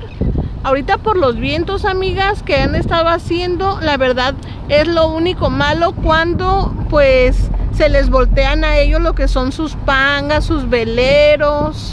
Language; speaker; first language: Spanish; native; Spanish